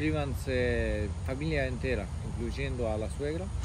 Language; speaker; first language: Spanish; native; Spanish